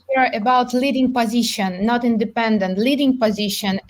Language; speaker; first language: English; non-native, fluent; Russian